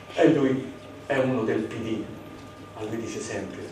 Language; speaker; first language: Italian; native; Italian